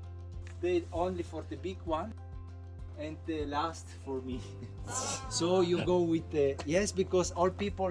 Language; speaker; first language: English; non-native, learner; Italian